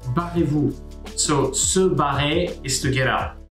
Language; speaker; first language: English; non-native, fluent; French